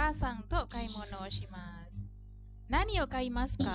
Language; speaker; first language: Japanese; non-native, fluent; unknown